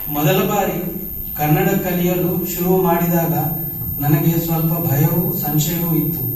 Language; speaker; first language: Kannada; non-native, learner; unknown